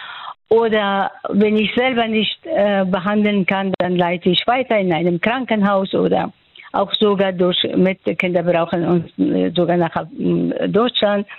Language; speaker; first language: German; non-native, fluent; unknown